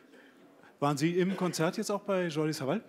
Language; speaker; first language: German; native; German